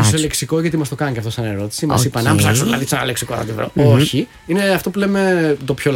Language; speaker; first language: Greek; native; Greek